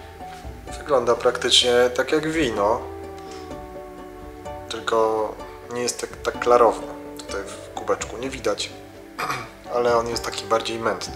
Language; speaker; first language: Polish; native; Polish